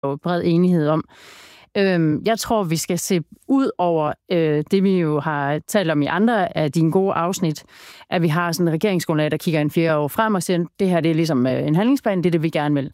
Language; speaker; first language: Danish; native; Danish